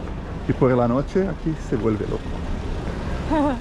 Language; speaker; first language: Spanish; non-native, fluent; Portuguese